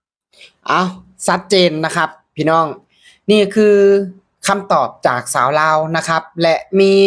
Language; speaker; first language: Thai; non-native, local second language; Northeastern Thai